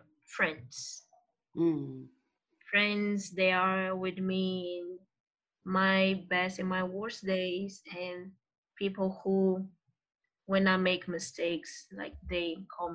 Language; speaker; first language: English; non-native, fluent; Portuguese